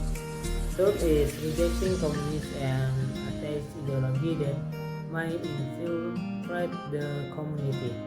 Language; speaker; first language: English; non-native, learner; Indonesian